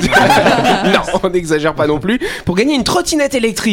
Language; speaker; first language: French; native; French